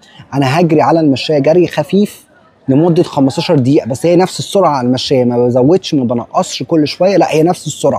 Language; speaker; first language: Arabic; native; Arabic